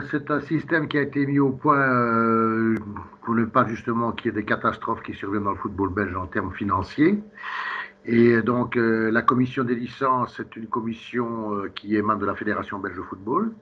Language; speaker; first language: French; native; French